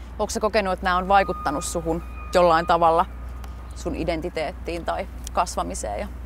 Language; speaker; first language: Finnish; native; Finnish